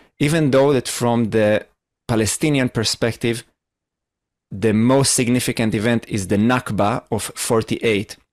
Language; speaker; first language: English; non-native, fluent; Hebrew